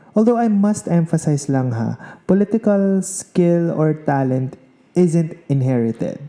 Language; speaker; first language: English; non-native, local second language; Filipino